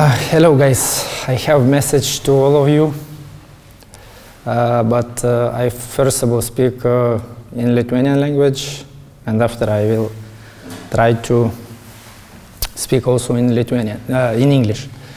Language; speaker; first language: English; non-native, learner; Lithuanian